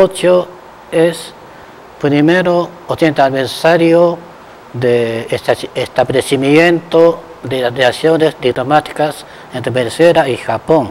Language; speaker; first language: Spanish; non-native, fluent; Japanese